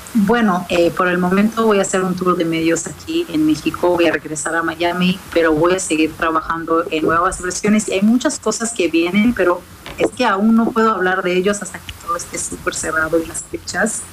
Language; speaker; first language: Spanish; non-native, fluent; Hebrew